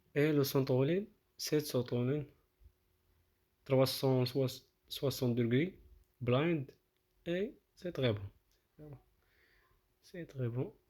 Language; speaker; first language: French; non-native, local second language; Arabic